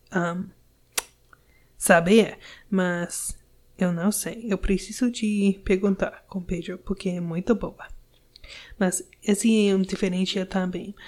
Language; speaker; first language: Portuguese; non-native, learner; English